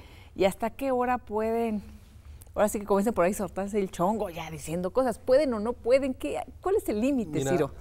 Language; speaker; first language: Spanish; native; Spanish